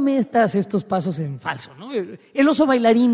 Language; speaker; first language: Spanish; native; Spanish